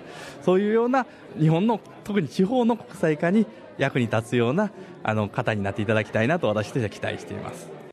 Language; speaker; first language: Japanese; native; Japanese